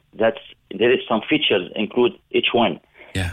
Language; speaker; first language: English; non-native, learner; Arabic